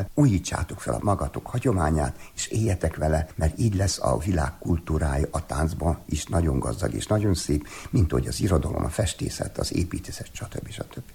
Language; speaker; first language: Hungarian; native; Hungarian